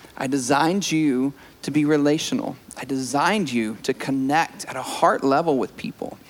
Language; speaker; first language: English; native; English